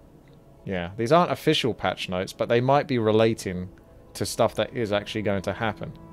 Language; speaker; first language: English; native; English